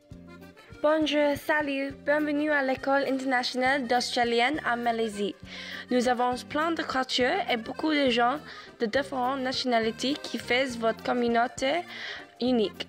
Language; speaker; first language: French; non-native, learner; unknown